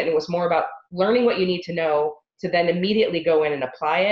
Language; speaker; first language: English; native; English